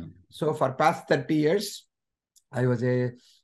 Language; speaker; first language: English; non-native, local second language; Telugu